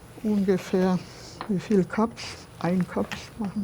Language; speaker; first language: German; non-native, fluent; Polish